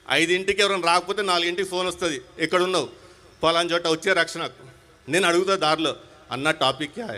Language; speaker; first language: Telugu; non-native, local second language; Hindi